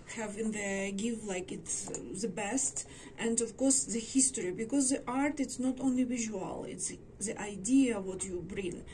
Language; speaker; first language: English; non-native, learner; Ukrainian